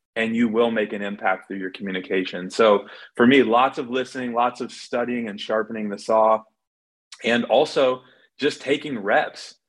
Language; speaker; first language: English; native; English